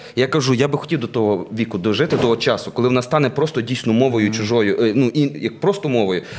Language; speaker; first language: Ukrainian; native; Ukrainian